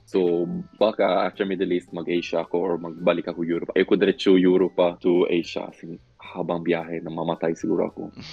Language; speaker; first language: Filipino; non-native, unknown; Swedish